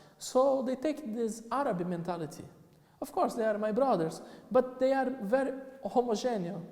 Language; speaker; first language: English; non-native, fluent; Portuguese